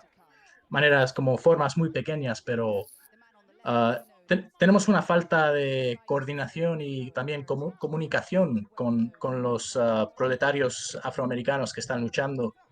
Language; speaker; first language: Spanish; early bilingual, heritage; Spanish